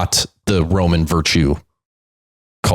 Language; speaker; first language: English; native; English